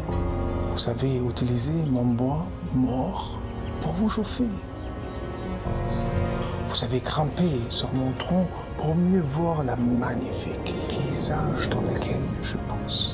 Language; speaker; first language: French; non-native, fluent; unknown